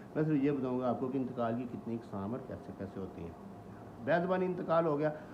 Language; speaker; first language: Urdu; non-native, local second language; Punjabi